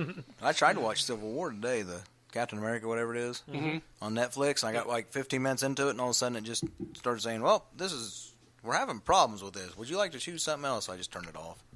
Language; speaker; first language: English; native; English